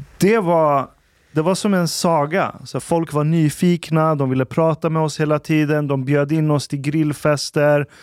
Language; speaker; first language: Swedish; early bilingual, other home language; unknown